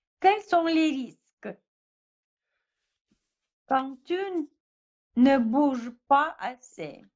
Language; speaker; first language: French; non-native, fluent; Russian